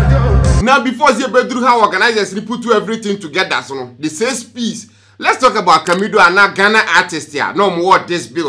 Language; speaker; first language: English; non-native, local second language; Akan